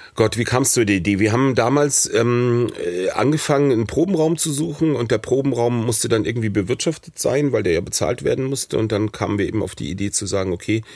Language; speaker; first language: German; non-native, fluent; English